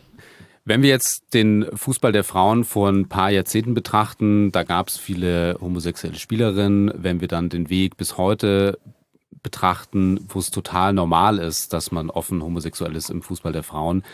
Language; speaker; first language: German; native; German